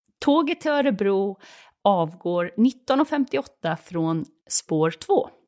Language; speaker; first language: Swedish; native; Swedish